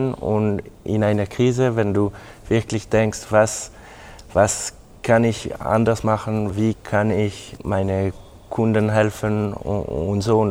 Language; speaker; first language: German; non-native, local second language; French